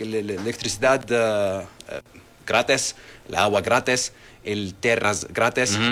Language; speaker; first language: Spanish; non-native, learner; Arabic